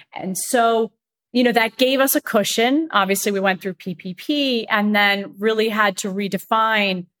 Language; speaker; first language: English; native; English